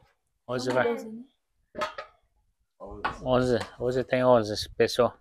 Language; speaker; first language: Portuguese; non-native, learner; Vietnamese